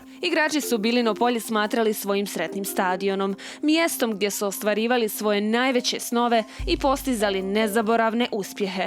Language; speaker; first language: Bosnian; native; Bosnian